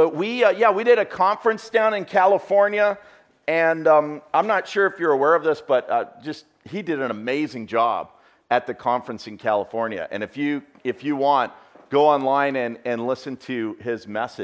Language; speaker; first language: English; native; English